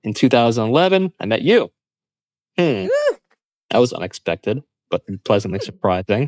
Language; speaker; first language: English; native; English